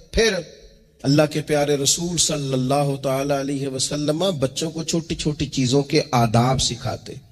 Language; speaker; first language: Urdu; non-native, local second language; Punjabi